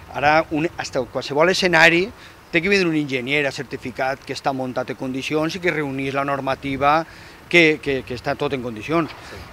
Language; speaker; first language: Catalan; native; Catalan